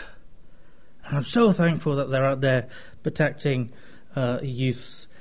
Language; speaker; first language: English; native; English